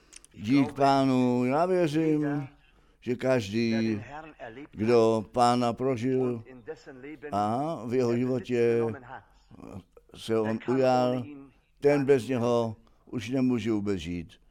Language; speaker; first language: Czech; non-native, fluent; German